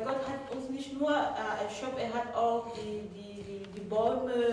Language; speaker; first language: German; non-native, fluent; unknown